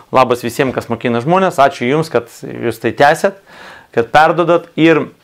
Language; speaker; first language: Lithuanian; non-native, local second language; Russian